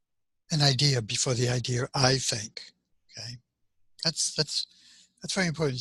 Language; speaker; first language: English; native; English